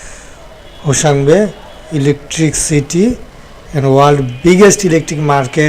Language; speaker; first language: English; non-native, learner; Bangla